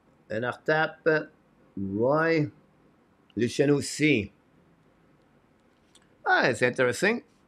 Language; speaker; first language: French; native; French